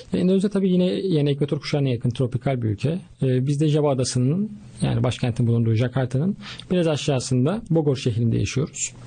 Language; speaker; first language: Turkish; native; Turkish